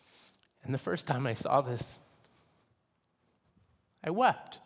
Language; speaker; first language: English; native; English